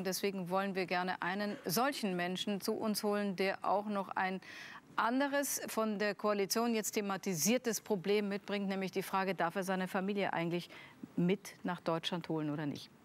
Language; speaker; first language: German; native; German